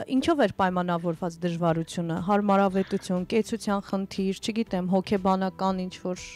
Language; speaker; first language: Armenian; native; Armenian